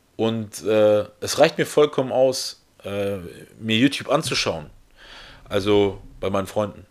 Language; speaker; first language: German; early bilingual, other home language; Russian